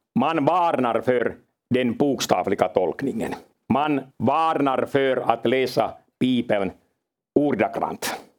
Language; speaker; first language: Swedish; non-native, local second language; Finnish